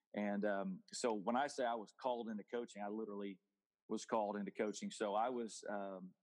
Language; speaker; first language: English; native; English